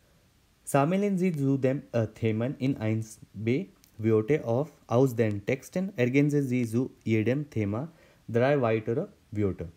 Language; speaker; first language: German; non-native, fluent; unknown